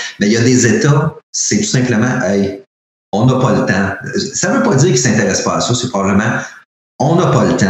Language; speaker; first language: French; native; French